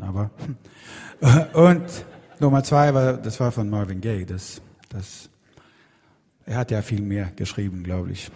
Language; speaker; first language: German; non-native, fluent; Swedish